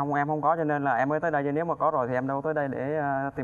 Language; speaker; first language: Vietnamese; native; Vietnamese